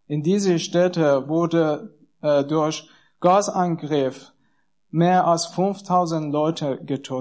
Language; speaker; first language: German; non-native, learner; Persian